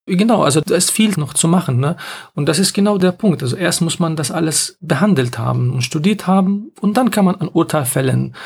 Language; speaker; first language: German; non-native, fluent; Arabic